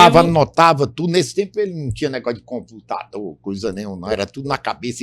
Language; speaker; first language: Portuguese; native; Portuguese